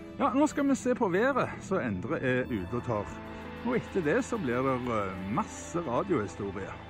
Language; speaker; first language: Norwegian; native; Norwegian